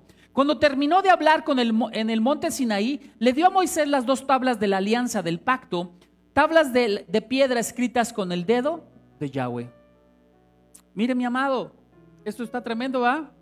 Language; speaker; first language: Spanish; native; Spanish